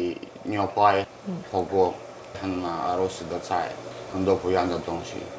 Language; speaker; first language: Chinese; non-native, learner; Russian